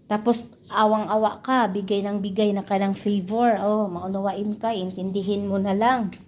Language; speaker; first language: Filipino; non-native, local second language; Cebuano